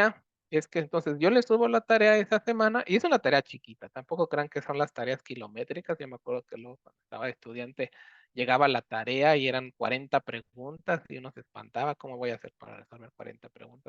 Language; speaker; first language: Spanish; native; Spanish